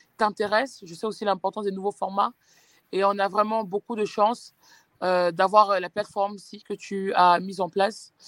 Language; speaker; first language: French; native; French